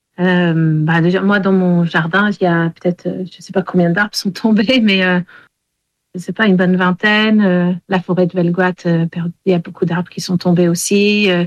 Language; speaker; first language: French; early bilingual, heritage; English